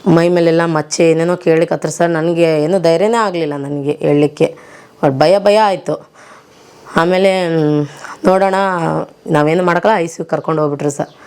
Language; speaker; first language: Kannada; native; Kannada